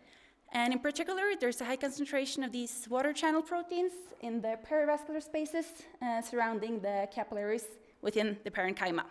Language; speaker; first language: English; non-native, fluent; Norwegian